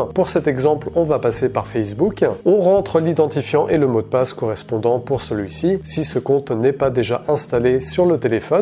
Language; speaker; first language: French; native; French